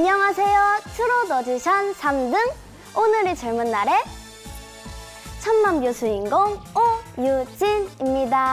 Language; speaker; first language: Korean; native; Korean